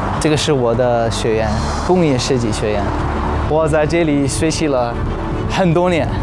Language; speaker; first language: Chinese; non-native, fluent; Arabic